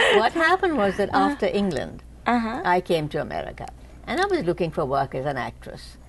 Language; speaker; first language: English; non-native, local second language; Hindi